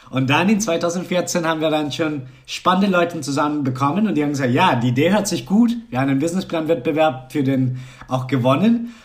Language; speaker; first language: German; non-native, fluent; Spanish